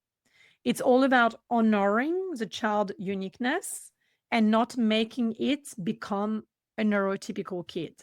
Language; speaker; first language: English; non-native, fluent; French